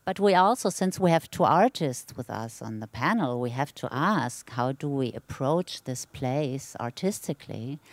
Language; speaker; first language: English; non-native, fluent; German